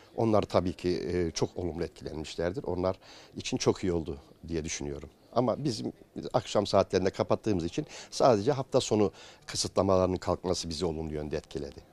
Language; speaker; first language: Turkish; native; Turkish